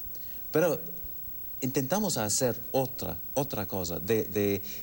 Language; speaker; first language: Spanish; non-native, fluent; English